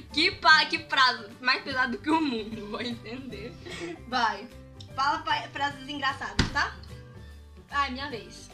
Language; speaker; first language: Portuguese; early bilingual, heritage; Portuguese